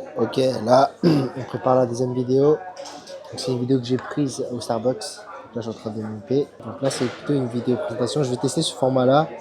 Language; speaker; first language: French; native; French